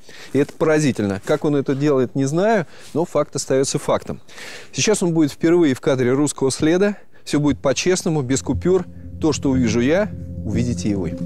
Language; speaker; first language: Russian; native; Russian